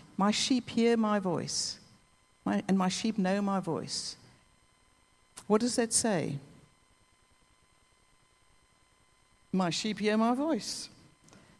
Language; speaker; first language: English; native; English